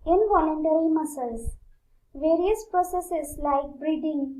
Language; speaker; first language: English; non-native, local second language; Marathi